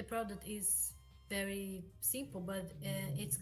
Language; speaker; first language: English; non-native, learner; Portuguese